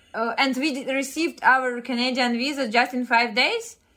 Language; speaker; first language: English; non-native, fluent; Ukrainian